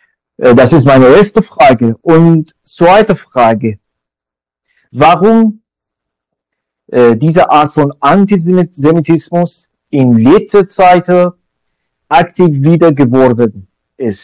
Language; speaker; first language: German; non-native, learner; Persian